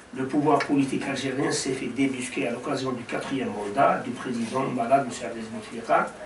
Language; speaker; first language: French; non-native, local second language; Arabic